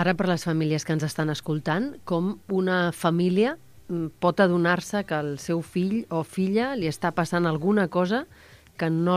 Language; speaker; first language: Catalan; native; Catalan